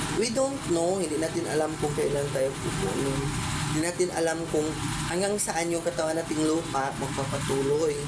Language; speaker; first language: Filipino; non-native, local second language; Cebuano